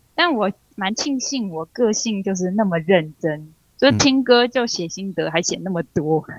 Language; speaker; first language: Chinese; native; Chinese